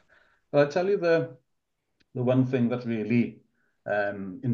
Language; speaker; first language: English; non-native, local second language; Welsh